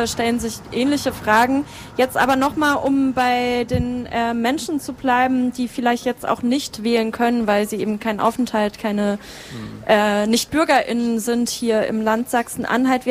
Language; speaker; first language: German; native; German